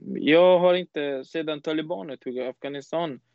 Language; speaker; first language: Swedish; non-native, fluent; Persian